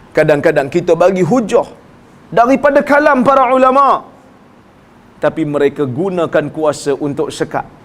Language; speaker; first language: Malay; native; Malay